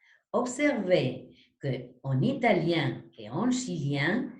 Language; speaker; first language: French; non-native, fluent; Spanish